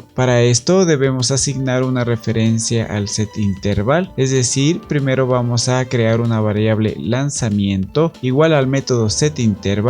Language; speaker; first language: Spanish; native; Spanish